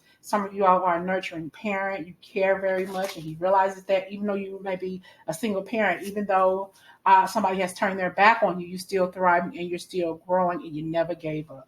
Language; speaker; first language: English; native; English